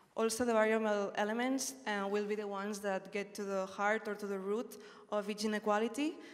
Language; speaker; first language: English; non-native, fluent; Spanish